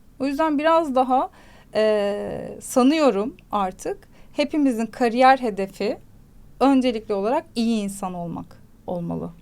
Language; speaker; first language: Turkish; native; Turkish